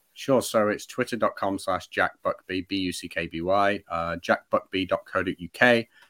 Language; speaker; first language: English; native; English